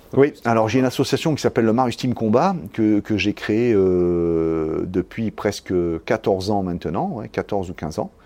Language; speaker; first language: French; native; French